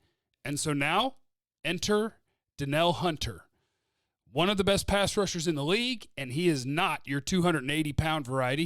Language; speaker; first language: English; native; English